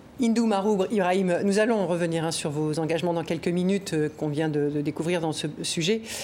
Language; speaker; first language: French; native; French